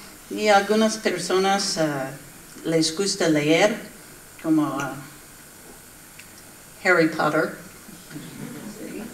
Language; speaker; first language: Spanish; non-native, learner; English